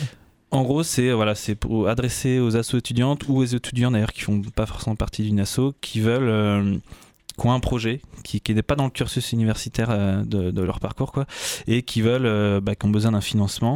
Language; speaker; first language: French; native; French